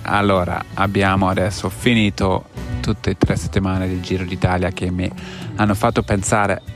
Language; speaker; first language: Italian; non-native, learner; German